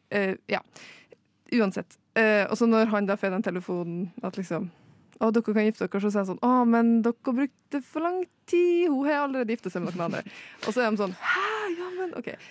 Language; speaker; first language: Norwegian; native; Norwegian